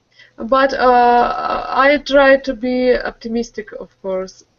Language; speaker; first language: English; non-native, learner; Russian